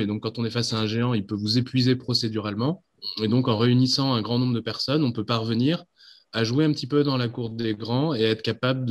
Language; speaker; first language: French; native; French